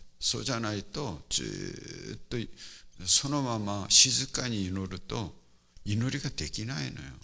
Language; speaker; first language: Japanese; non-native, fluent; Korean